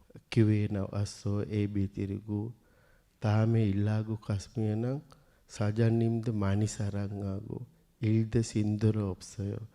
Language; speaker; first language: Korean; non-native, learner; Sinhala